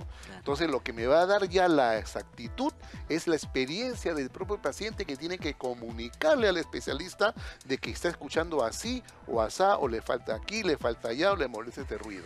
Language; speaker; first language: Spanish; native; Spanish